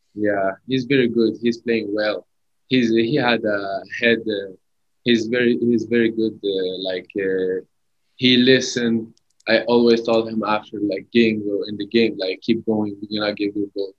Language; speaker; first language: English; early bilingual, other home language; Arabic